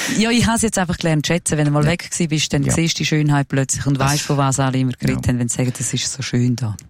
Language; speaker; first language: German; non-native, local second language; Romansh